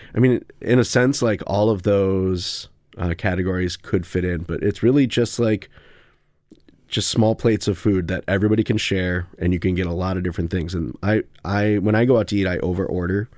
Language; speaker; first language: English; native; English